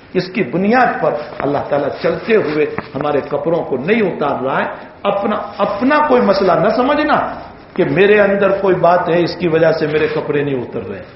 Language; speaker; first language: Urdu; native; Urdu